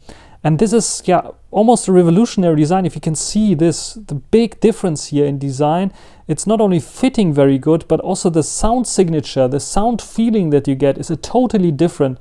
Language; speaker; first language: English; non-native, fluent; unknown